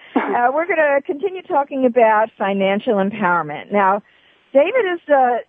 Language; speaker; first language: English; native; English